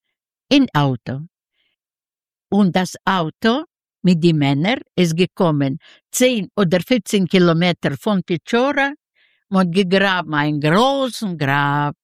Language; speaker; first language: German; non-native, learner; Yiddish